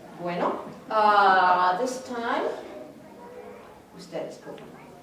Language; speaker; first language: Spanish; non-native, fluent; English